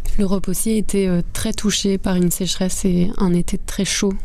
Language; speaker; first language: French; native; French